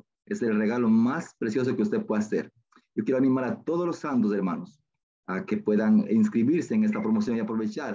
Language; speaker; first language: Spanish; native; Spanish